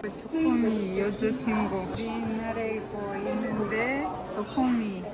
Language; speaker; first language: Korean; non-native, learner; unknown